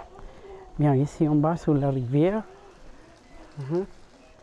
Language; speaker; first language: French; non-native, fluent; Spanish